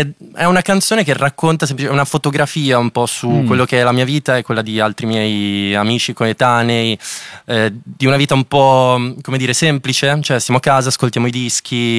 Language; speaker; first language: Italian; native; Italian